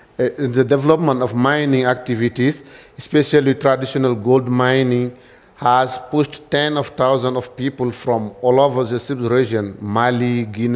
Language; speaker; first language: English; non-native, learner; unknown